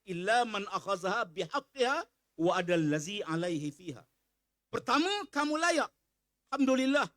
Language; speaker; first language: Malay; native; Malay